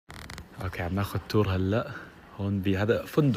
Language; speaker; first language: Arabic; native; Arabic